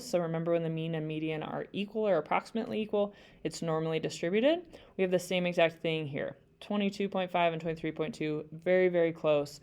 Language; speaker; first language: English; native; English